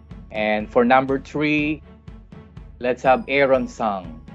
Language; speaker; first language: English; non-native, local second language; Filipino